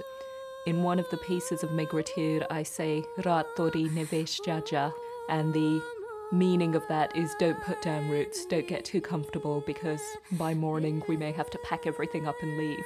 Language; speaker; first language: English; non-native, local second language; Gujarati